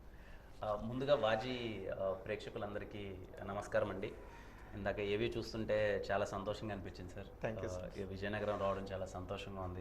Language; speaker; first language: Telugu; native; Telugu